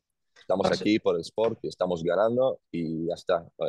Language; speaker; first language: Spanish; non-native, learner; Hebrew